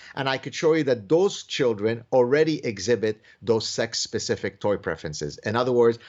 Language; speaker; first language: English; early bilingual, other home language; Arabic